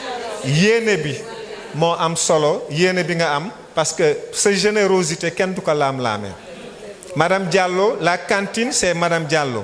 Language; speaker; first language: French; non-native, local second language; Wolof